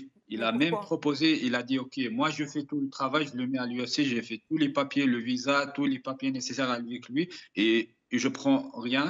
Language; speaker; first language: French; non-native, fluent; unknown